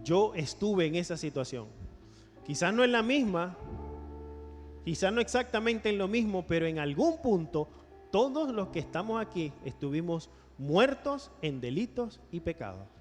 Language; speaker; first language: Spanish; native; Spanish